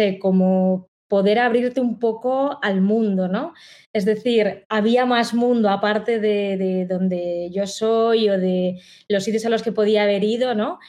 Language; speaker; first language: Spanish; native; Spanish